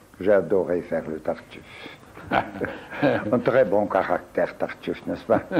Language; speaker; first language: French; non-native, fluent; Portuguese